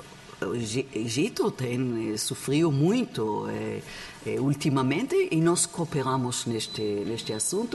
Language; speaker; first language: Portuguese; non-native, learner; Hebrew